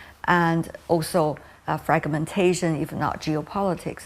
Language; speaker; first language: English; non-native, fluent; Chinese